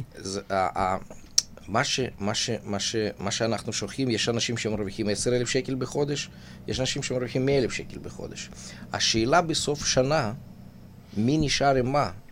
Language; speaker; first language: Hebrew; non-native, fluent; Russian